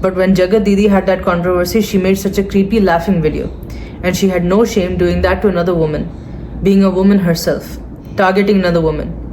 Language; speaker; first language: English; non-native, local second language; Hindi